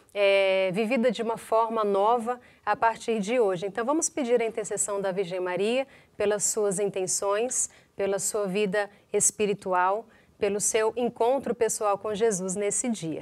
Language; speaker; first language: Portuguese; native; Portuguese